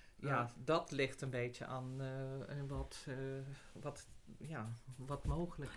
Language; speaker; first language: Dutch; non-native, fluent; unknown